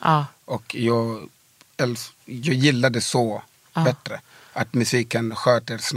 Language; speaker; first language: Swedish; early bilingual, other home language; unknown